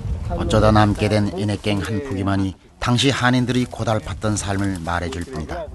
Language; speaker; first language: Korean; native; Korean